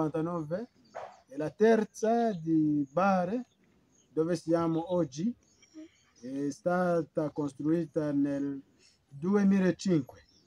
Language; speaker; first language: Italian; non-native, fluent; Kinyarwanda